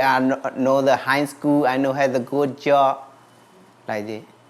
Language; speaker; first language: English; non-native, learner; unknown